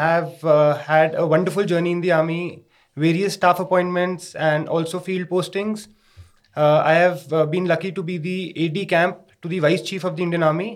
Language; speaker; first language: English; non-native, local second language; Hindi